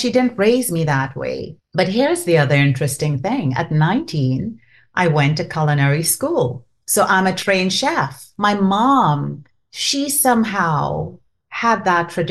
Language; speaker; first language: English; non-native, local second language; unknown